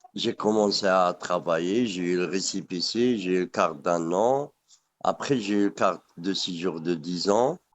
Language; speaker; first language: French; non-native, local second language; Arabic